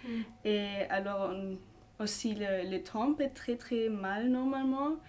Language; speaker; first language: French; non-native, learner; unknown